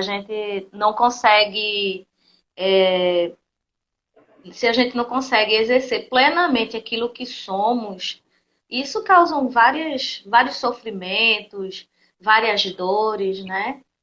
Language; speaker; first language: Portuguese; native; Portuguese